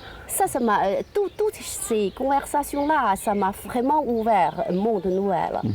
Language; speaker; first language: French; non-native, fluent; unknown